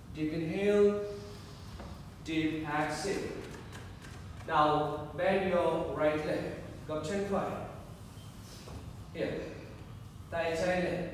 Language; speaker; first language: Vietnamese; non-native, learner; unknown